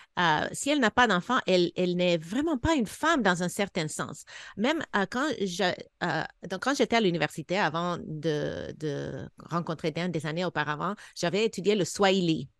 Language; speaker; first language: French; non-native, fluent; English